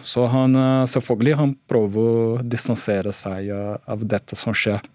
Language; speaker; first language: Norwegian; non-native, fluent; Portuguese